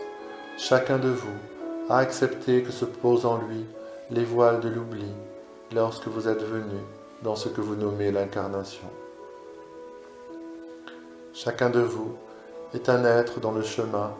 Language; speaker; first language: French; native; French